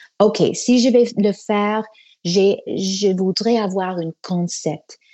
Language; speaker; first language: French; non-native, fluent; English